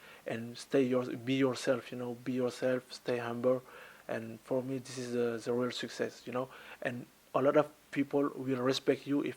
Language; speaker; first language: English; non-native, learner; French